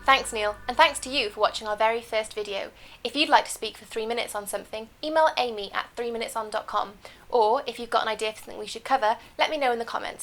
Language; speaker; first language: English; native; English